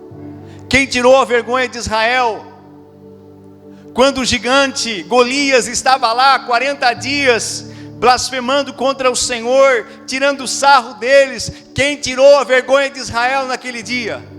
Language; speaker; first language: Portuguese; native; Portuguese